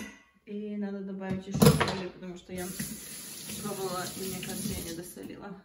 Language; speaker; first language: Russian; early bilingual, heritage; Russian